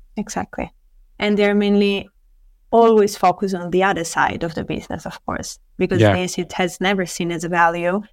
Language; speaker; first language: English; non-native, fluent; Italian